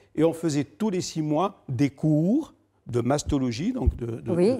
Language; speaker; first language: French; non-native, local second language; Arabic